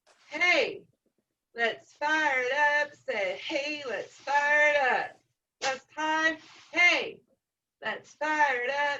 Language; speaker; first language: English; native; English